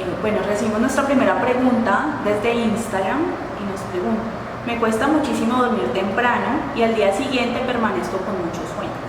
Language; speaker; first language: Spanish; native; Spanish